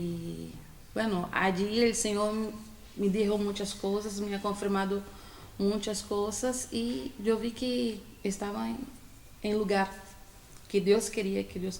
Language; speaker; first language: Spanish; non-native, fluent; Portuguese